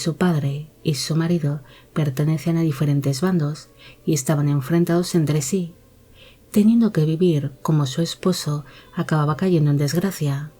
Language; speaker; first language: Spanish; native; Spanish